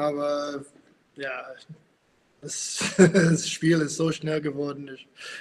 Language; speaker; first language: German; non-native, fluent; English